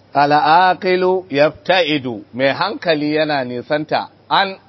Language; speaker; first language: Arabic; non-native, fluent; Hausa